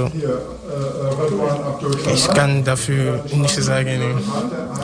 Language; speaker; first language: German; non-native, learner; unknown